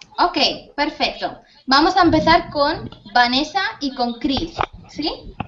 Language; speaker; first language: Spanish; native; Spanish